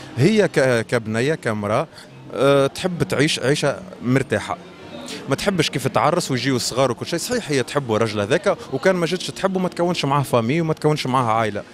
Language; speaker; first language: Arabic; native; Arabic